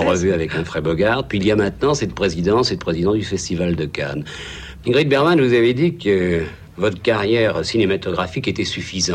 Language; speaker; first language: French; native; French